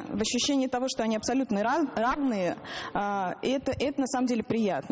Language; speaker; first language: Russian; native; Russian